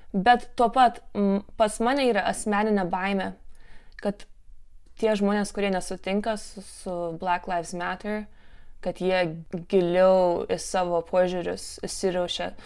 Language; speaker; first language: Lithuanian; native; Lithuanian